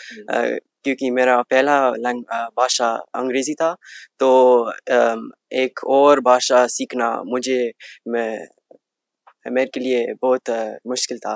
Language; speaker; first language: Hindi; early bilingual, heritage; English